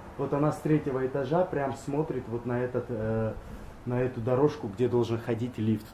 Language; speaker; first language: Russian; non-native, local second language; Georgian